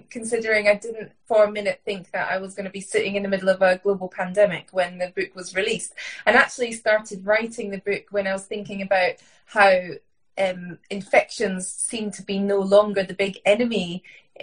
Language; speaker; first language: English; native; English